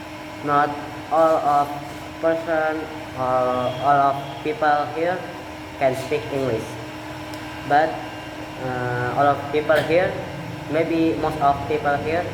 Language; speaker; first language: English; non-native, learner; Indonesian